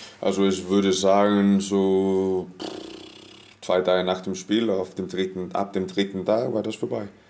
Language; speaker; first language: German; non-native, fluent; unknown